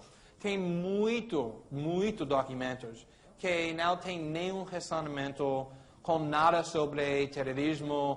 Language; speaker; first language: Portuguese; non-native, fluent; English